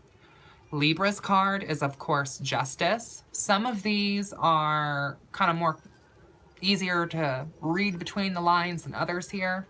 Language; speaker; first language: English; native; English